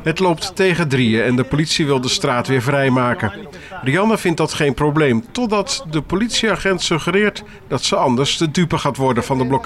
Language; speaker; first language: Dutch; native; Dutch